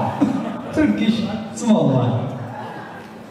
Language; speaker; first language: German; non-native, learner; Turkish